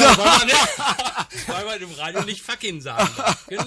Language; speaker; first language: German; native; German